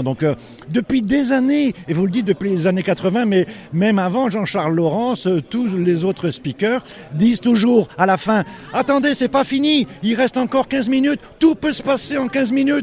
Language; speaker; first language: French; native; French